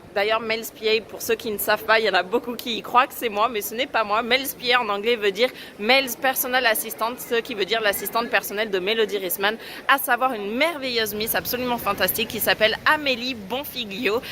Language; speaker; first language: French; native; French